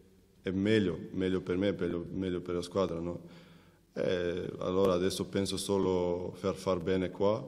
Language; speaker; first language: Italian; non-native, learner; Macedonian